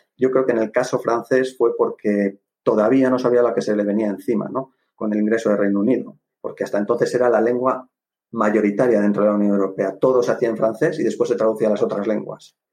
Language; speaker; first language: Spanish; native; Spanish